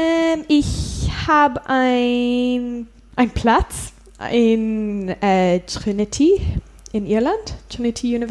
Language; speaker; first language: German; non-native, learner; English